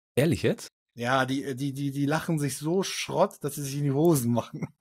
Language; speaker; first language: German; early bilingual, other home language; Arabic